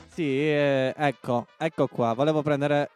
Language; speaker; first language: Italian; native; Italian